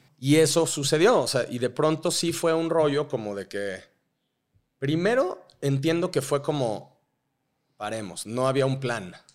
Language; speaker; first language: Spanish; native; Spanish